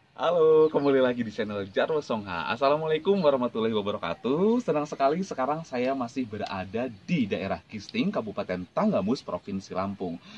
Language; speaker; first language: Indonesian; native; Indonesian